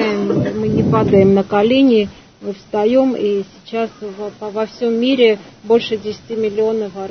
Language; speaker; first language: Russian; non-native, fluent; Armenian